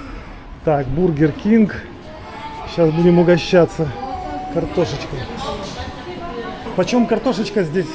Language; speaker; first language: Russian; native; Russian